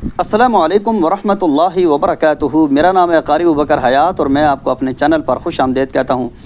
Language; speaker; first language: Urdu; non-native, local second language; Punjabi